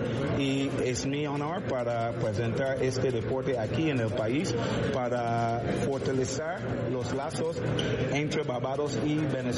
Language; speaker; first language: Spanish; non-native, learner; English